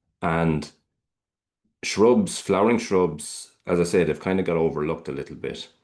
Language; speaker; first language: English; native; English